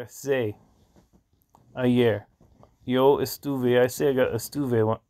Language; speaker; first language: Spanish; non-native, learner; English